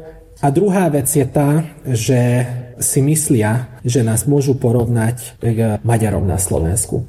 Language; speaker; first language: Slovak; early bilingual, heritage; Slovak